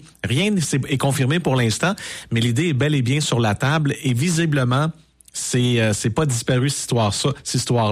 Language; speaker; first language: French; native; French